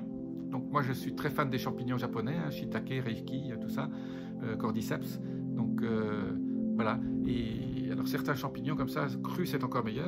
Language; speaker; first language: French; native; French